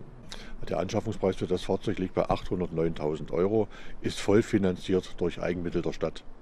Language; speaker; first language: German; native; German